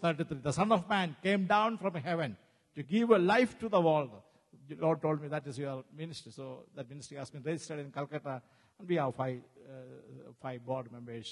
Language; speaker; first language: English; non-native, local second language; Malayalam